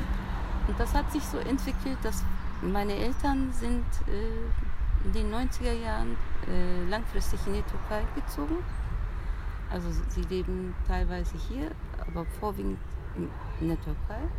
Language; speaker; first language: German; early bilingual, other home language; Turkish